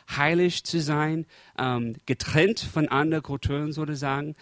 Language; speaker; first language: German; non-native, fluent; English